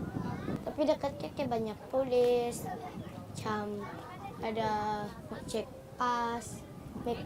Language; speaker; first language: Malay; early bilingual, other home language; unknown